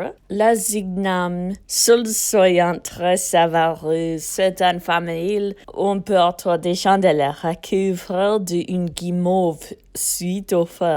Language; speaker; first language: French; non-native, learner; English